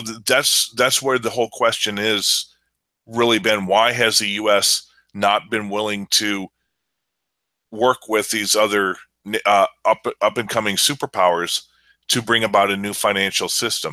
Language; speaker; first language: English; native; English